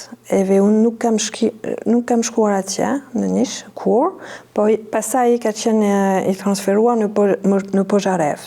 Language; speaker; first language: Albanian; non-native, fluent; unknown